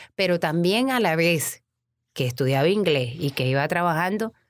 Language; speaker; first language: Spanish; native; Spanish